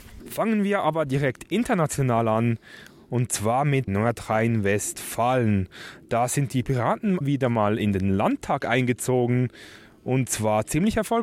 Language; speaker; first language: German; native; German